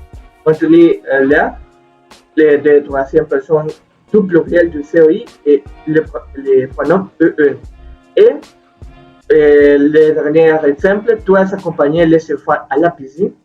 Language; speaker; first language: French; non-native, learner; Spanish